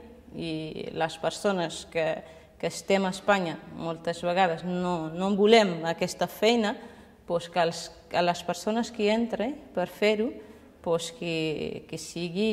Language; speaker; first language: Catalan; non-native, fluent; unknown